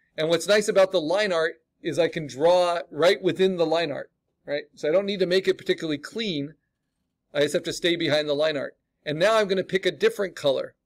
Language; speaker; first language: English; native; English